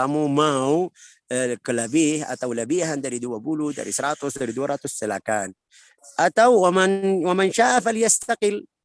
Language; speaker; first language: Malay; non-native, fluent; Arabic